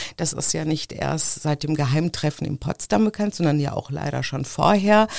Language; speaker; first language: German; early bilingual, other home language; Turkish